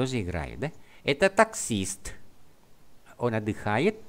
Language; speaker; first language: Russian; non-native, fluent; Vietnamese